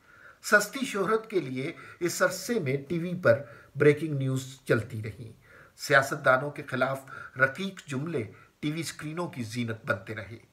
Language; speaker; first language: Urdu; native; Urdu